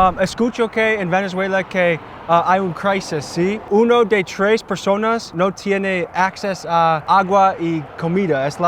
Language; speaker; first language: Spanish; non-native, learner; English